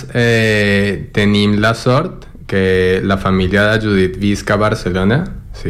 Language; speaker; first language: Catalan; non-native, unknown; Spanish